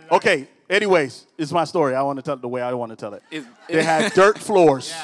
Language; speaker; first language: English; early bilingual, other home language; Spanish